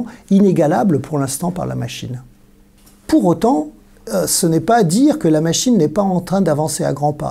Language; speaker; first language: French; native; French